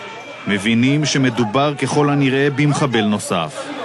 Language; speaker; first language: Hebrew; native; Hebrew